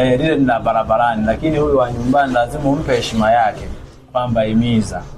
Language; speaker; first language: Swahili; non-native, local second language; Sukuma